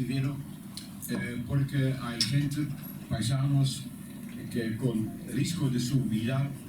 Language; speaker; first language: Spanish; non-native, learner; Dutch